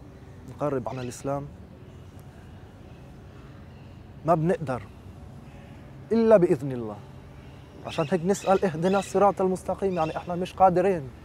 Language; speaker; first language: Arabic; non-native, fluent; French